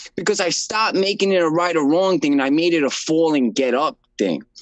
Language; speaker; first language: English; native; English